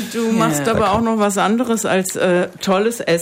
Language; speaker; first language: German; native; German